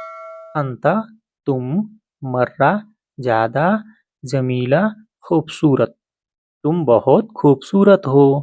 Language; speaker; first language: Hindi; native; Hindi